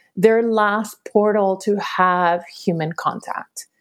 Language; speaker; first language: English; early bilingual, other home language; Spanish